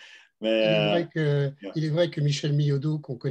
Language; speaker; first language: French; native; French